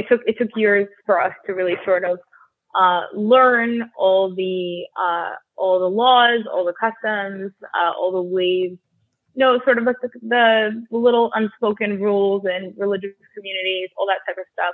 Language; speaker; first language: English; early bilingual, other home language; Russian